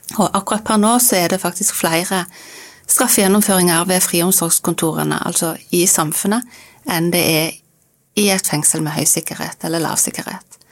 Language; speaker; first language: Norwegian; native; Norwegian